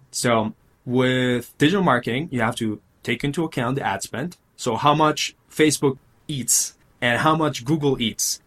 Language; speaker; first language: English; early bilingual, other home language; Spanish